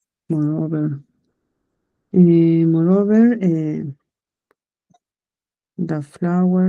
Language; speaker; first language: English; non-native, learner; Spanish